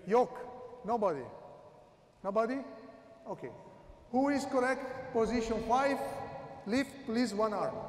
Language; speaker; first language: English; non-native, learner; Italian